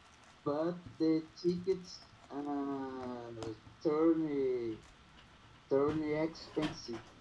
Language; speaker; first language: English; non-native, learner; Portuguese